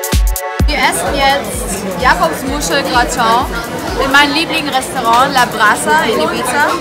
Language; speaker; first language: German; non-native, fluent; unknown